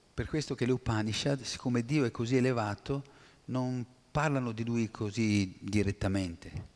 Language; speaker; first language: Italian; native; Italian